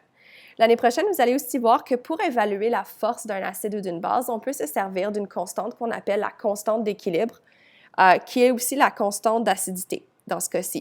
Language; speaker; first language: French; native; French